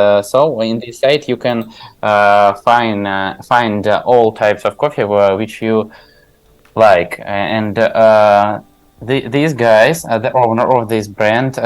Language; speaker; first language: English; non-native, learner; Tajik